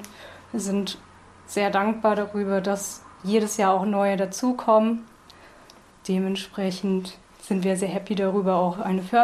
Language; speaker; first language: German; native; German